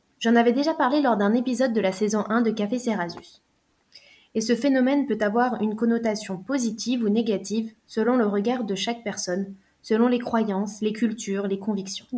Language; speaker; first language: French; native; French